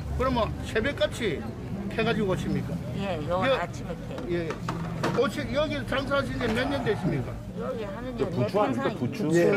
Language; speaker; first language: Korean; native; Korean